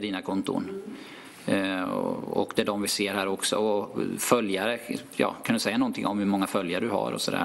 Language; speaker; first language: Swedish; native; Swedish